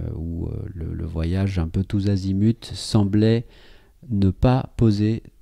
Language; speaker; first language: French; native; French